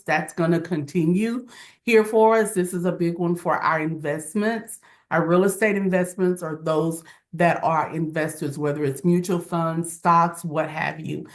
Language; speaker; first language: English; native; English